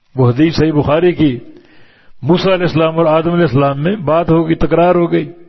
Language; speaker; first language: Urdu; native; Urdu